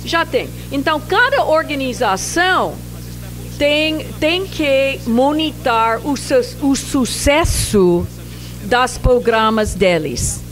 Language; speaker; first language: Portuguese; non-native, fluent; English